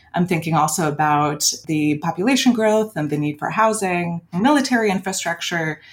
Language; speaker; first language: English; early bilingual, other home language; Lithuanian